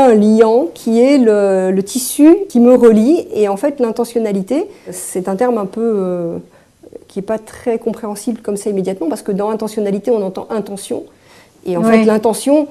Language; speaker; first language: French; native; French